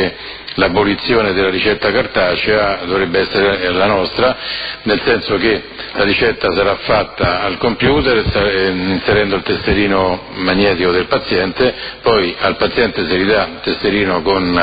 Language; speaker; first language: Italian; native; Italian